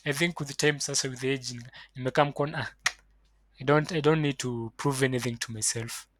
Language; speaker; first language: English; non-native, local second language; Swahili